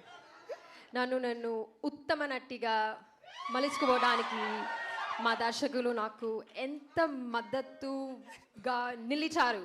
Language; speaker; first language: Telugu; non-native, learner; Malayalam